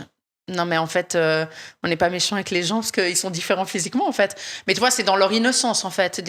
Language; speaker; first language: French; native; French